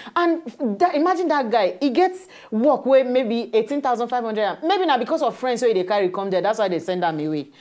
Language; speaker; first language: Nigerian Pidgin; native; Nigerian Pidgin